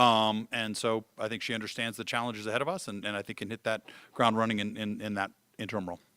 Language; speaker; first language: English; native; English